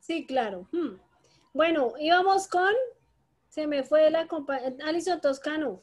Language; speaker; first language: Spanish; native; Spanish